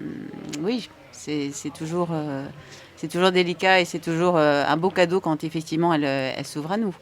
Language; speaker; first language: French; native; French